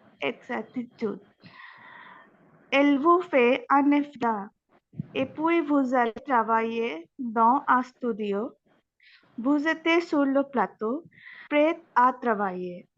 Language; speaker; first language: French; non-native, learner; Bangla